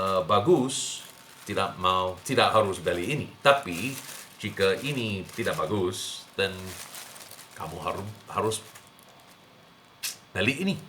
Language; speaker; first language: Indonesian; non-native, learner; English